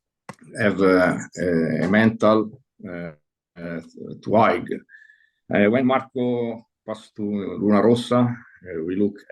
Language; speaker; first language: English; non-native, learner; Italian